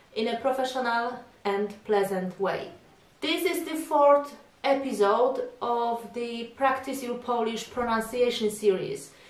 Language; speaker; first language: English; non-native, fluent; Polish